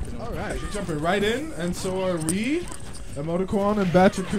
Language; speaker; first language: English; native; English